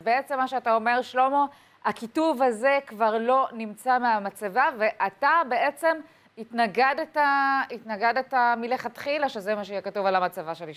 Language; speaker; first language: Hebrew; native; Hebrew